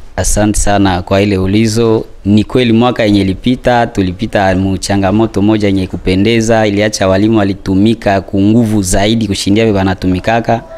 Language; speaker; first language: Swahili; native; Swahili